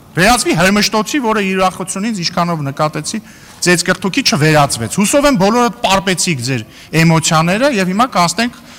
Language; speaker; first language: Armenian; native; Armenian